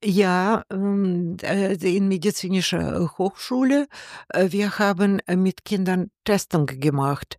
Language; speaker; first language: German; non-native, learner; Russian